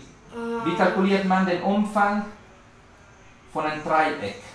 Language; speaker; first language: German; non-native, learner; Spanish